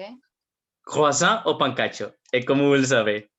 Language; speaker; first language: French; non-native, learner; Spanish